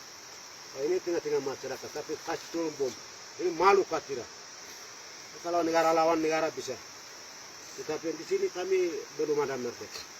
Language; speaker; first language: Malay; non-native, local second language; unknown